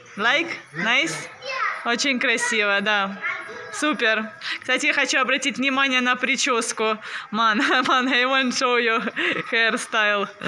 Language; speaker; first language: Russian; native; Russian